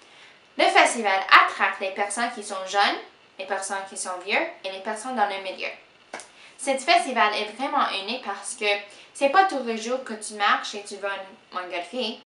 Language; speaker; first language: French; non-native, local second language; English